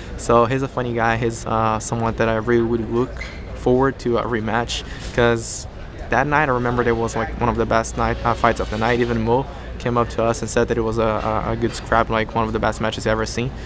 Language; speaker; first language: English; non-native, fluent; Portuguese